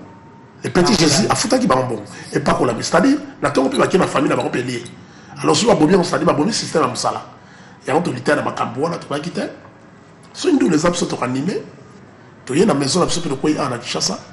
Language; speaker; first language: French; non-native, local second language; Lingala